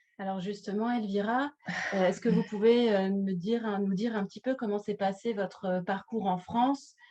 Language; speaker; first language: French; native; French